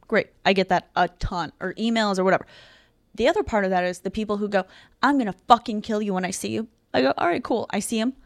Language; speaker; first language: English; non-native, fluent; Russian